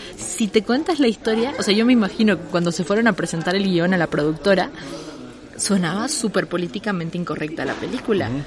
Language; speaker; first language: Spanish; native; Spanish